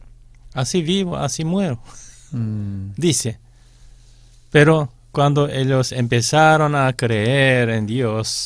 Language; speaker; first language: Spanish; non-native, fluent; Korean